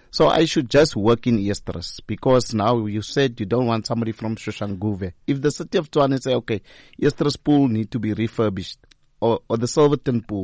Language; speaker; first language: English; non-native, local second language; Afrikaans